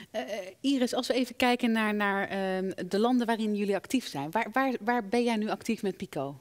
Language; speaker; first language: Dutch; native; Dutch